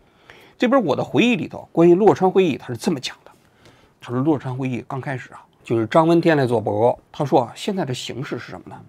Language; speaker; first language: Chinese; native; Chinese